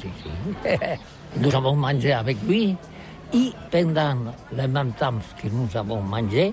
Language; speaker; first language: French; non-native, learner; Catalan